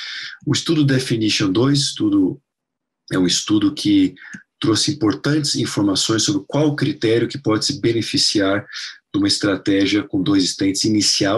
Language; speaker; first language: Portuguese; non-native, fluent; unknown